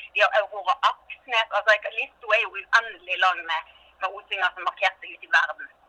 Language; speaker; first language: Norwegian; native; Norwegian